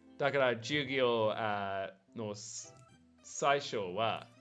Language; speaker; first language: Japanese; non-native, learner; English